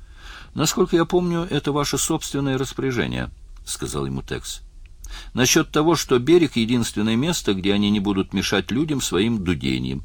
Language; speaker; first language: Russian; native; Russian